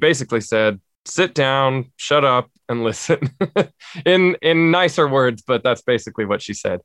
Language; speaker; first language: English; native; English